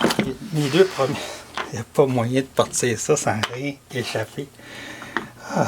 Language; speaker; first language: French; native; French